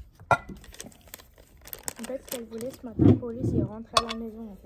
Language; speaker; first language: French; early bilingual, heritage; French